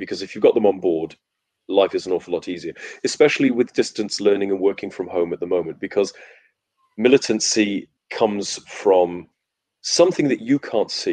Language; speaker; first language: English; native; English